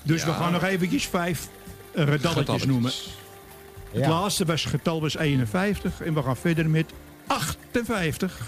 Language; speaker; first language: Dutch; native; Dutch